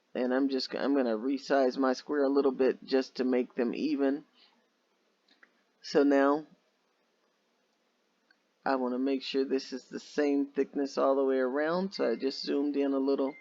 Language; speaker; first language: English; native; English